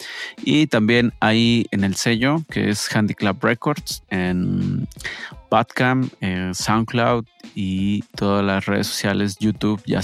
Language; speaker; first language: Spanish; native; Spanish